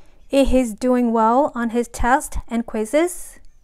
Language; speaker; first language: English; non-native, fluent; Vietnamese